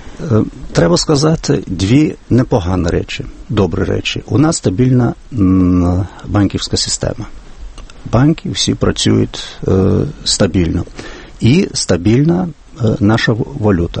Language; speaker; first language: Ukrainian; non-native, fluent; Lithuanian